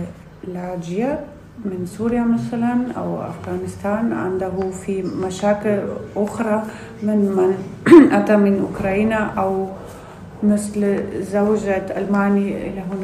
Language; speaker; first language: Arabic; non-native, learner; Russian